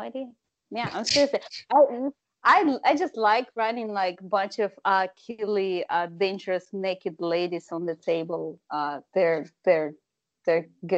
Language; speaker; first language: English; non-native, fluent; Russian